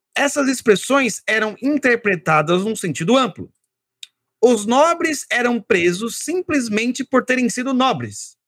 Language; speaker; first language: Portuguese; native; Portuguese